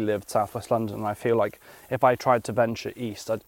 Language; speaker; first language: English; native; English